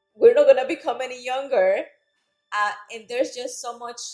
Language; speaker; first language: English; non-native, fluent; Spanish